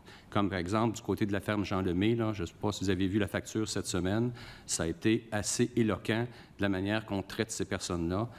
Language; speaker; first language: French; native; French